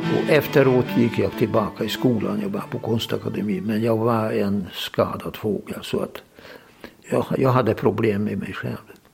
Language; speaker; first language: Swedish; non-native, fluent; Hungarian